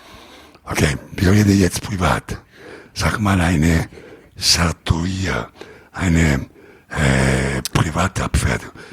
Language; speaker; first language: German; non-native, learner; Italian